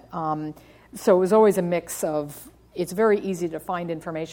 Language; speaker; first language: English; native; English